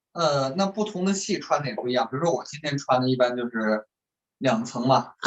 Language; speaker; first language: Chinese; native; Chinese